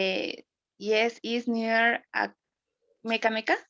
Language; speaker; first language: English; non-native, learner; Spanish